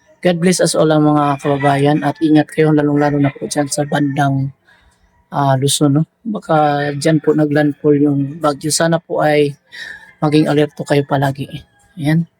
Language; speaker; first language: Filipino; non-native, local second language; Cebuano